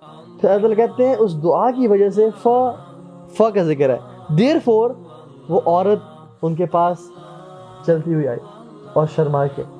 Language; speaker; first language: Urdu; native; Urdu